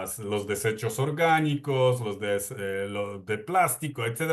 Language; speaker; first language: Spanish; non-native, fluent; Polish